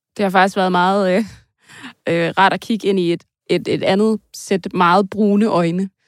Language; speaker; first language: Danish; native; Danish